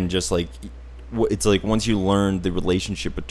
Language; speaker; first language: English; native; English